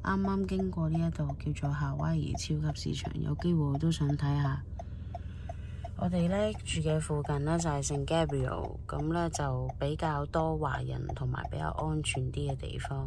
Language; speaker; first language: Cantonese; native; Cantonese